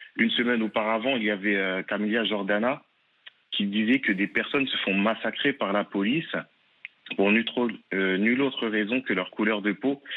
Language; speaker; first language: French; native; French